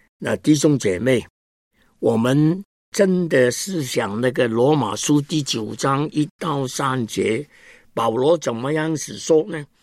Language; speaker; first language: Chinese; non-native, local second language; Cantonese